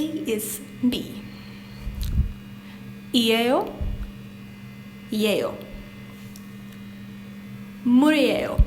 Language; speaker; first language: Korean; non-native, learner; Hungarian